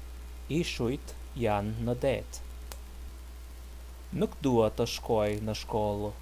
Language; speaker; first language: Albanian; non-native, learner; English